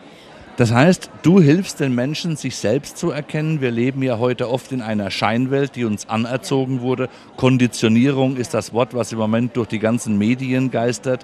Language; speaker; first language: German; native; German